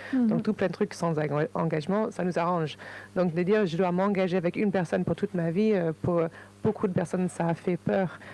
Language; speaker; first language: French; non-native, fluent; English